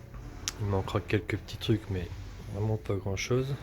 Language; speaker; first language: French; native; French